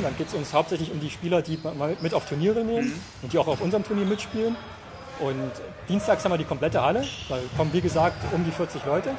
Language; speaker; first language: German; native; German